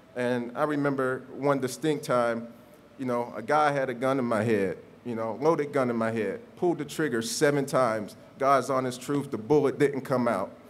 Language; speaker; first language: English; native; English